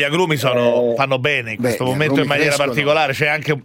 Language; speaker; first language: Italian; native; Italian